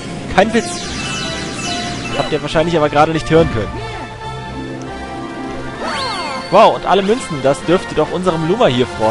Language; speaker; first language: German; native; German